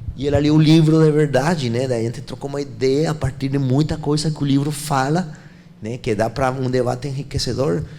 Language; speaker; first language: Portuguese; non-native, fluent; Spanish